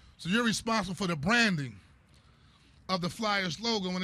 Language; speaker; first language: English; native; English